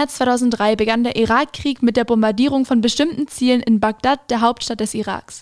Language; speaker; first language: German; native; German